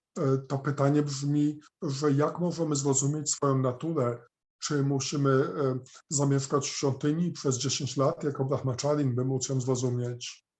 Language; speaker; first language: Polish; native; Polish